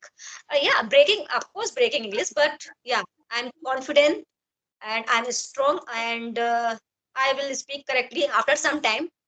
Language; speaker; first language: English; non-native, learner; Hindi